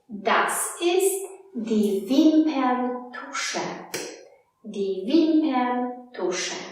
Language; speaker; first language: German; non-native, fluent; Polish